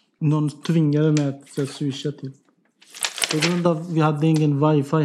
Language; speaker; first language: Swedish; non-native, learner; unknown